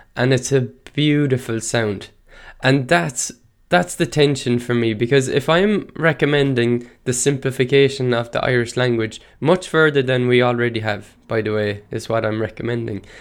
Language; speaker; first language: English; non-native, local second language; Irish